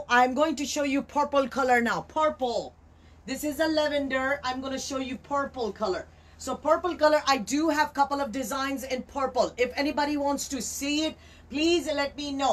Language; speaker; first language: English; non-native, local second language; Urdu